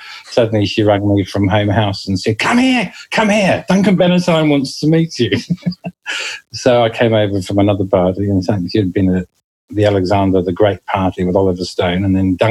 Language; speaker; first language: English; native; English